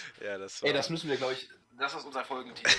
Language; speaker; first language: German; native; German